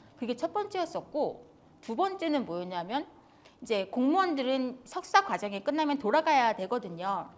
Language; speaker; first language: Korean; native; Korean